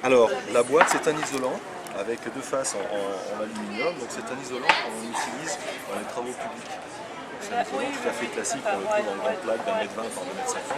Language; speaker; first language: French; native; French